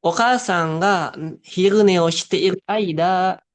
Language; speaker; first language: Japanese; non-native, fluent; Indonesian